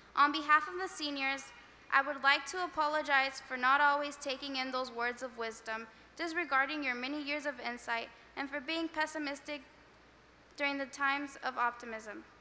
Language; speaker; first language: English; early bilingual, other home language; Spanish